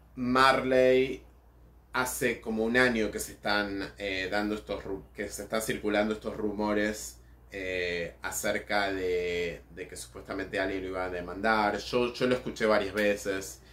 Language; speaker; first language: Spanish; native; Spanish